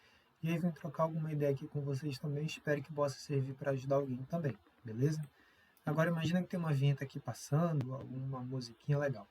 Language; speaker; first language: Portuguese; native; Portuguese